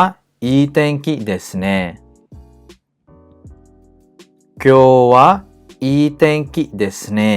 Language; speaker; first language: Japanese; non-native, fluent; Khmer